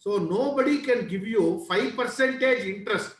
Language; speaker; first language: English; non-native, local second language; Tamil